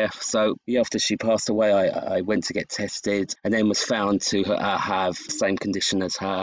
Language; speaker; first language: English; native; English